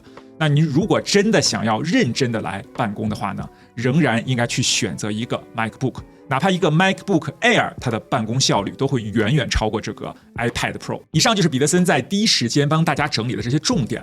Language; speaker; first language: Chinese; native; Chinese